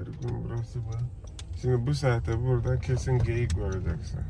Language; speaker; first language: Turkish; non-native, fluent; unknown